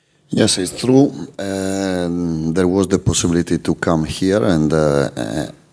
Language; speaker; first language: English; non-native, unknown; Italian